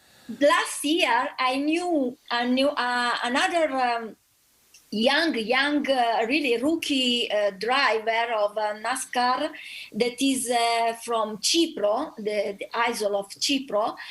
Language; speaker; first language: English; non-native, learner; Italian